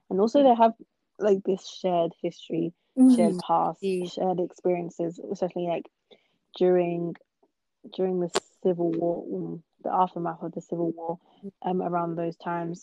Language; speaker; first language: English; native; English